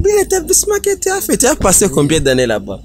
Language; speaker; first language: French; non-native, local second language; Rundi